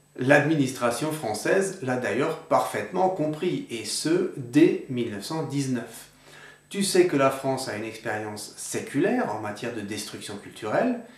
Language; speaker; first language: French; native; French